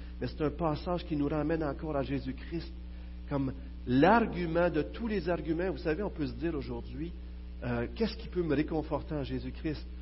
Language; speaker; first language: French; native; French